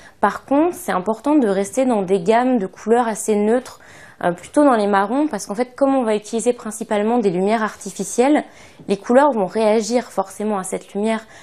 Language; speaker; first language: French; native; French